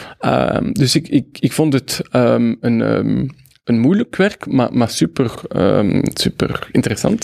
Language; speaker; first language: Dutch; non-native, local second language; French